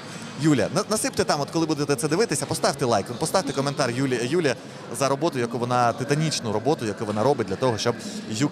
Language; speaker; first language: Ukrainian; native; Ukrainian